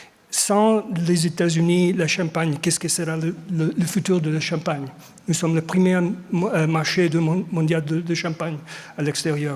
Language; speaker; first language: French; non-native, fluent; English